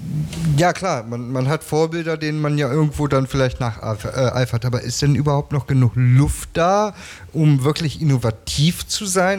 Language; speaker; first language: German; native; German